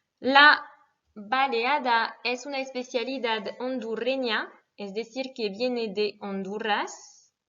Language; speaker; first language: Spanish; non-native, fluent; French